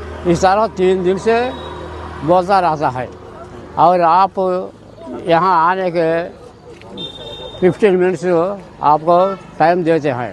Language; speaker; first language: Hindi; non-native, local second language; Telugu